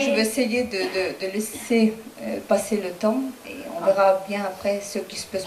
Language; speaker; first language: French; non-native, fluent; Spanish